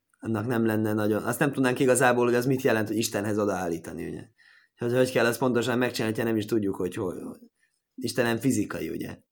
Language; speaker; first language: Hungarian; early bilingual, heritage; Hungarian